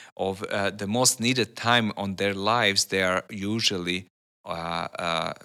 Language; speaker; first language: English; non-native, learner; Serbian